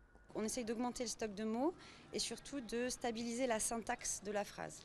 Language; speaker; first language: French; native; French